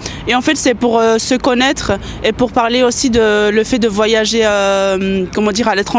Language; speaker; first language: French; non-native, fluent; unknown